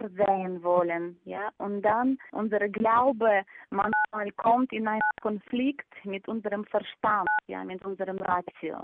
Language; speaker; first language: German; non-native, fluent; Ukrainian